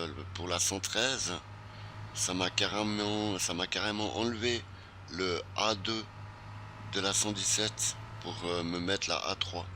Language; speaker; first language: French; native; French